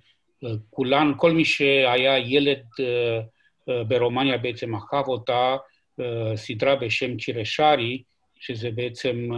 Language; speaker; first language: Hebrew; non-native, fluent; Romanian